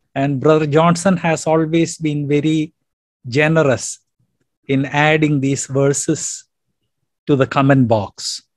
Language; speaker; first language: English; non-native, local second language; Malayalam